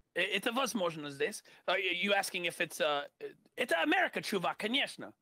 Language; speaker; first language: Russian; non-native, learner; English